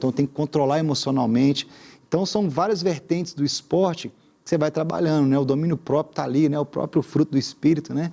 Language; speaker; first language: Portuguese; native; Portuguese